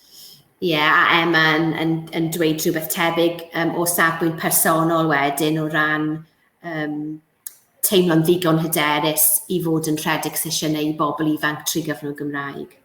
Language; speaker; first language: Welsh; native; Welsh